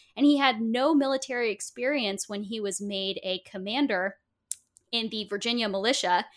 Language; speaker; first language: English; native; English